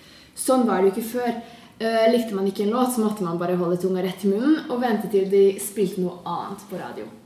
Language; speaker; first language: Norwegian; non-native, fluent; Hungarian